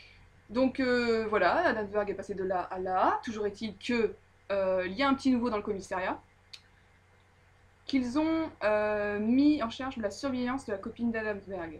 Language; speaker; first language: French; native; French